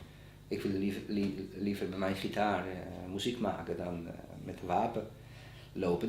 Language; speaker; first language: Dutch; non-native, fluent; Bosnian